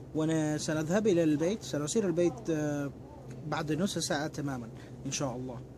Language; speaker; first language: Arabic; early bilingual, heritage; Arabic